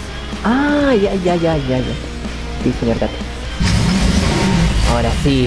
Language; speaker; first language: Spanish; native; Spanish